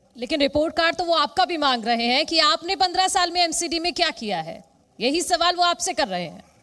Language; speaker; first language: Hindi; native; Hindi